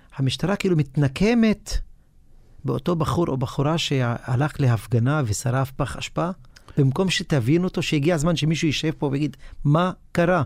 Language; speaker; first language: Hebrew; non-native, local second language; Arabic